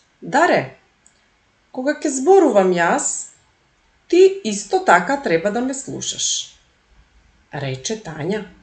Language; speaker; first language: Macedonian; native; Macedonian